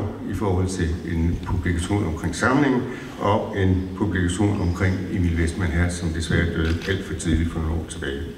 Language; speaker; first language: Danish; native; Danish